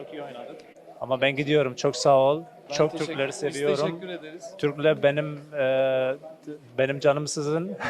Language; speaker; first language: Turkish; non-native, learner; Turkmen